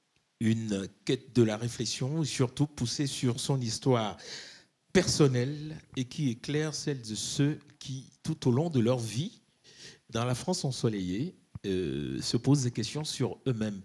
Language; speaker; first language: French; native; French